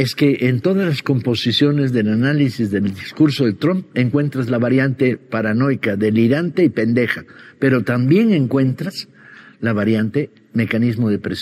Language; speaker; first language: Spanish; native; Spanish